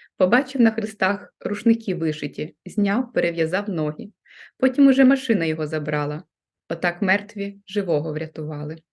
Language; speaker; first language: Ukrainian; non-native, local second language; Russian